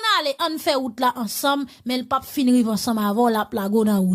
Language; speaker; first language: Haitian Creole; native; Haitian Creole